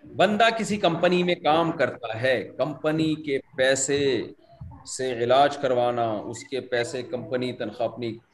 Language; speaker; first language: Urdu; native; Urdu